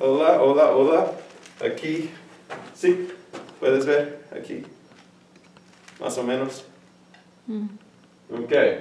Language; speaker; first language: Spanish; non-native, fluent; English